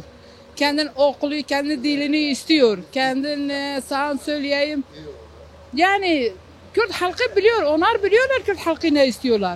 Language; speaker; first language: Turkish; non-native, local second language; Kurdish